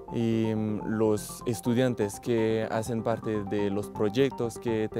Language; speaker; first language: Spanish; non-native, learner; French